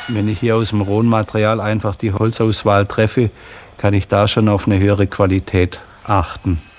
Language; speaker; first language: German; native; German